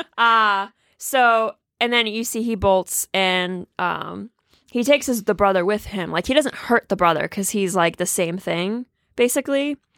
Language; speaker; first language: English; native; English